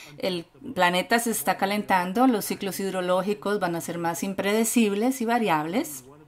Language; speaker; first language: Spanish; non-native, fluent; English